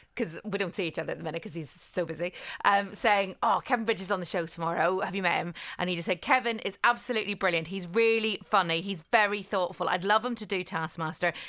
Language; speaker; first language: English; native; English